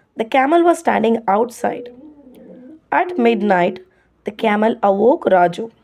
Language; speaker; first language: English; non-native, local second language; Tamil